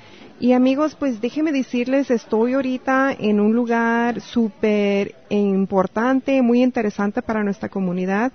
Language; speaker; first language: Spanish; native; Spanish